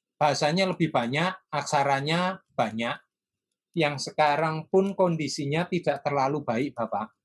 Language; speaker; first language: Indonesian; non-native, local second language; Javanese